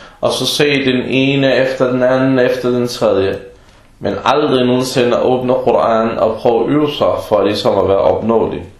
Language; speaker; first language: Danish; early bilingual, other home language; Arabic